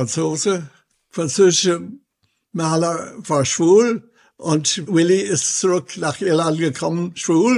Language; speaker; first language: German; non-native, fluent; English